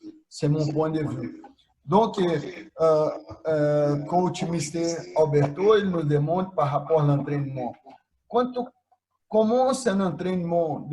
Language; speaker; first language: French; non-native, fluent; Portuguese